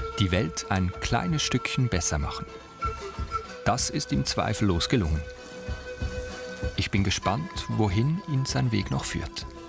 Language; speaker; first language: German; native; German